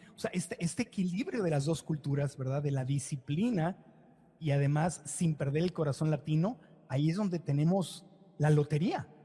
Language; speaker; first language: Spanish; native; Spanish